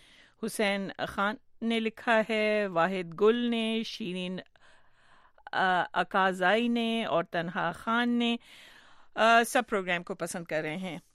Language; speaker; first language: Urdu; native; Urdu